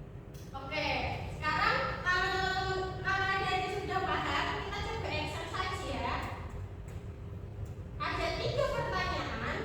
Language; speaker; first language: Indonesian; native; Indonesian